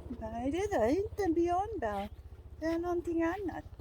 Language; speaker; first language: Swedish; non-native, learner; Thai